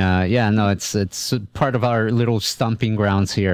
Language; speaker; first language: English; native; English